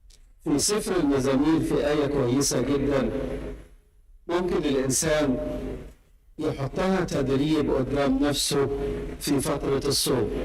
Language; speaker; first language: Arabic; native; Arabic